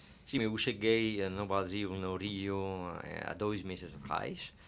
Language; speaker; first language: Portuguese; non-native, fluent; French